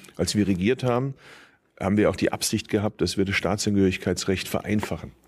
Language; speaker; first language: German; early bilingual, other home language; Turkish